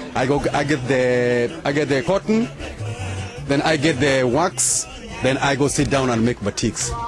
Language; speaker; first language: English; non-native, local second language; Luo (Kenya and Tanzania)